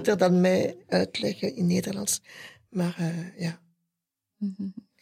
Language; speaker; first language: Dutch; non-native, local second language; French